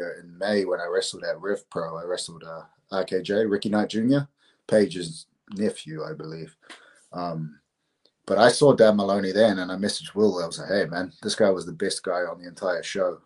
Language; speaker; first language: English; native; English